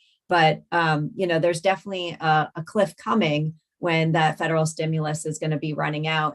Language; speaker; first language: English; native; English